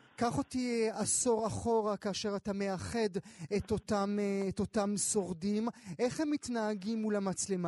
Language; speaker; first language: Hebrew; native; Hebrew